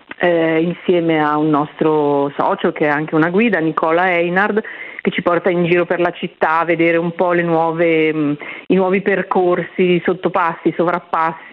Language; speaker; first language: Italian; native; Italian